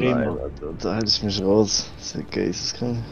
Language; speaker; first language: German; native; German